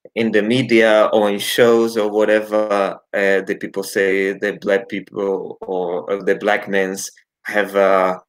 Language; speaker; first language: English; non-native, learner; Portuguese